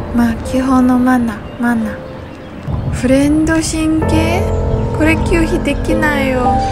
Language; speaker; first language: Japanese; non-native, learner; Chinese